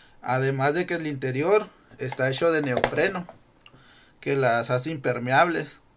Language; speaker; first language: Spanish; native; Spanish